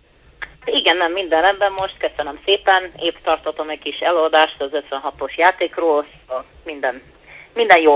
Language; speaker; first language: Hungarian; early bilingual, heritage; Hungarian